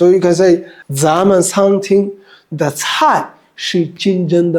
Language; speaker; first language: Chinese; non-native, fluent; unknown